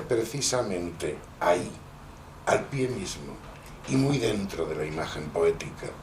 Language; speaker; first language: Spanish; native; Spanish